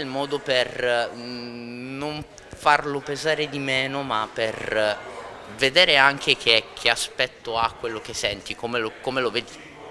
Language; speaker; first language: Italian; native; Italian